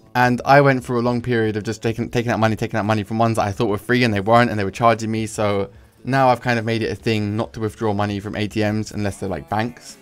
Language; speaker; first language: English; native; English